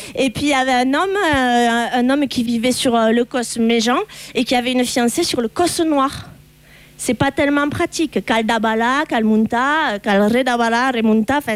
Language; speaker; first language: French; native; French